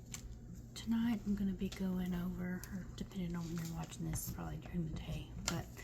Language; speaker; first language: English; native; English